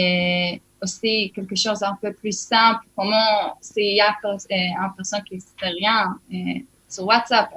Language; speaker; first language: French; early bilingual, heritage; Hebrew